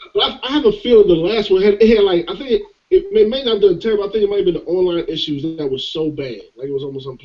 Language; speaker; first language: English; native; English